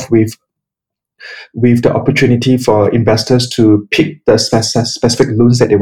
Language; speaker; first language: English; non-native, local second language; Chinese